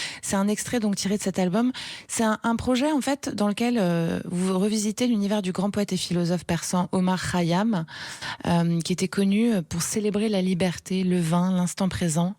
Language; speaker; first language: French; native; French